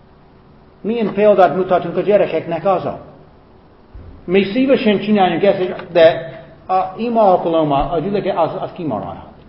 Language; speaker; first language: Hungarian; non-native, fluent; English